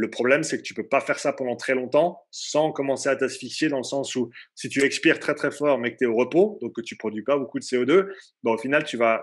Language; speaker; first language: French; native; French